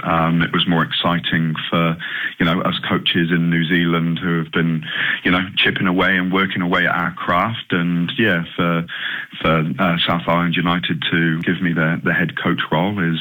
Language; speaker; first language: English; native; English